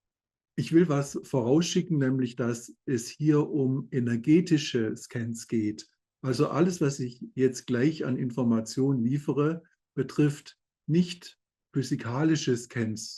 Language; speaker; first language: German; native; German